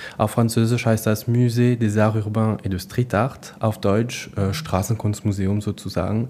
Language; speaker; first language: German; non-native, local second language; French